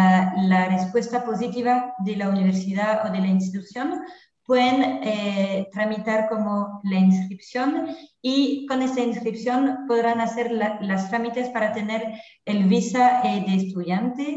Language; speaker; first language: Spanish; non-native, fluent; French